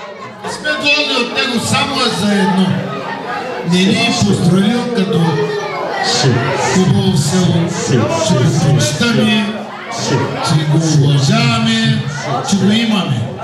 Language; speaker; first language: Bulgarian; non-native, local second language; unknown